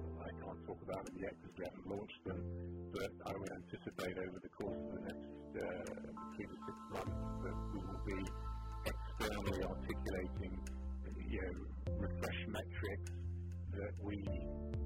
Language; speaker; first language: English; native; English